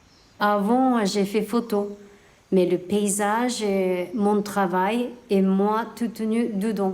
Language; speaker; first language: French; non-native, learner; Japanese